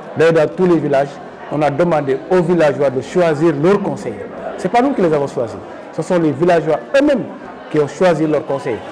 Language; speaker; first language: French; non-native, local second language; Wolof